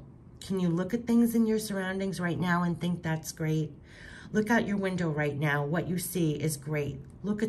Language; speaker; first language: English; native; English